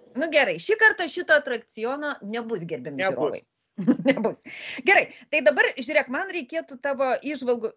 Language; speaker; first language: Lithuanian; native; Lithuanian